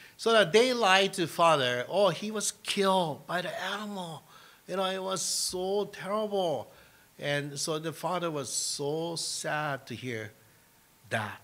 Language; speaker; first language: English; non-native, fluent; Japanese